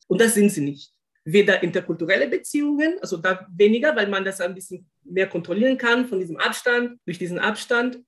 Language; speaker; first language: German; non-native, fluent; Portuguese